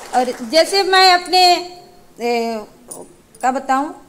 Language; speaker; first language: Hindi; native; Hindi